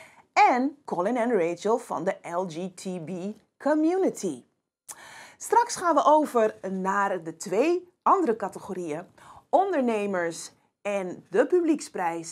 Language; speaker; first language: Dutch; native; Dutch